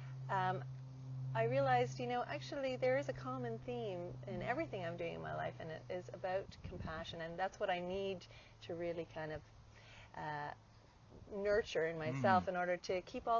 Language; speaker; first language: English; native; English